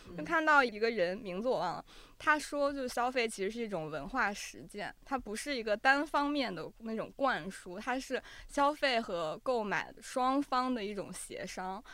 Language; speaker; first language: Chinese; native; Chinese